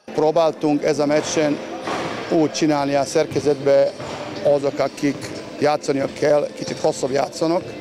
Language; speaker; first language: Hungarian; non-native, learner; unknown